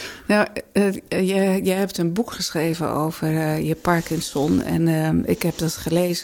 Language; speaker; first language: Dutch; native; Dutch